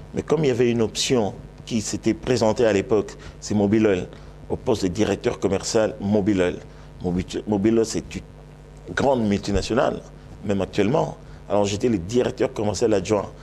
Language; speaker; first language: French; non-native, local second language; Lingala